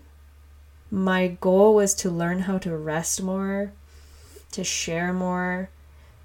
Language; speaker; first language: English; native; English